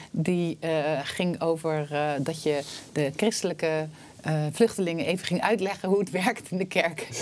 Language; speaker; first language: Dutch; native; Dutch